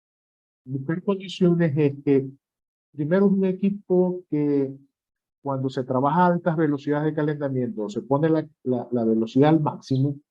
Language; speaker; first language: Spanish; native; Spanish